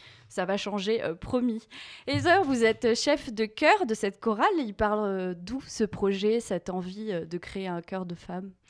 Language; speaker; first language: French; native; French